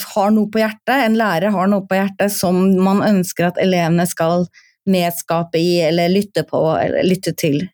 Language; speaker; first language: Norwegian; native; Norwegian